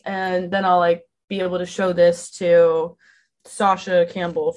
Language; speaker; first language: English; native; English